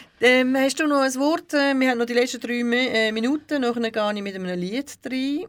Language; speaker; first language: German; early bilingual, other home language; Turkish